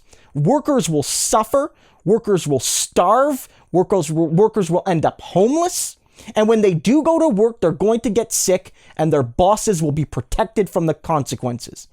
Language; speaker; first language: English; native; English